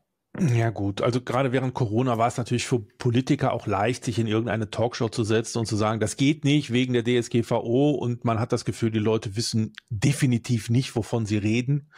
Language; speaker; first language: German; native; German